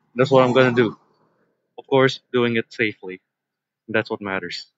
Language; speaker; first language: English; native; English